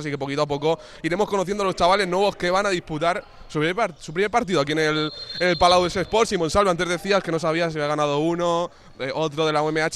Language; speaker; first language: Spanish; native; Spanish